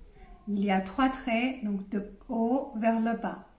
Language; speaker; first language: French; non-native, fluent; Chinese